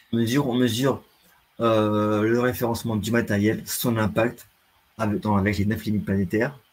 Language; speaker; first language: French; native; French